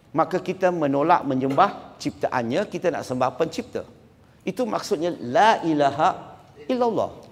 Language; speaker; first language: Malay; non-native, local second language; Chinese